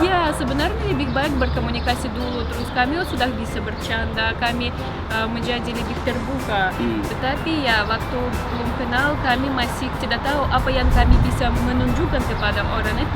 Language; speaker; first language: Indonesian; non-native, fluent; Russian